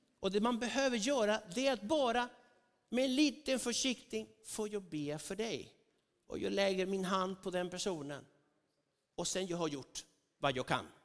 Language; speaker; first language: Swedish; non-native, fluent; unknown